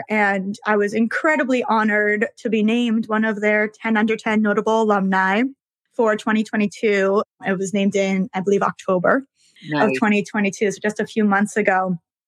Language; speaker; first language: English; native; English